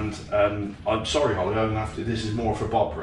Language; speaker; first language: English; native; English